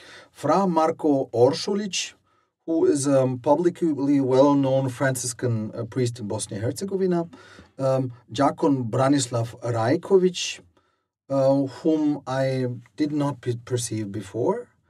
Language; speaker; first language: English; non-native, fluent; German